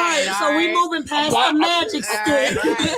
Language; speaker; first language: English; native; English